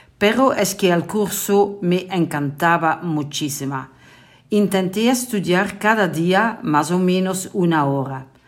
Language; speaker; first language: Spanish; non-native, fluent; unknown